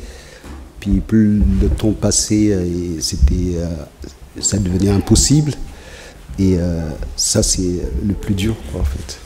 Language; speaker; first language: French; non-native, fluent; Tigrinya